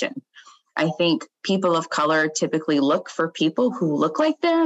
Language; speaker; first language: English; native; English